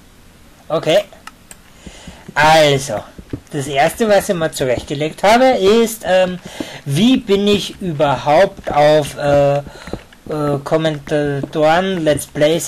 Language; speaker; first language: German; native; German